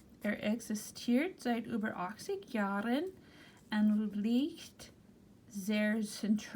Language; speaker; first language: German; non-native, fluent; English